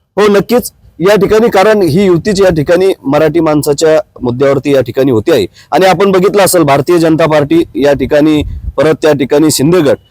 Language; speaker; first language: Marathi; native; Marathi